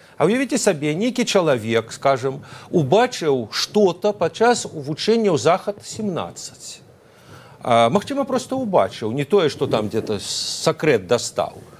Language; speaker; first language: Belarusian; non-native, local second language; Russian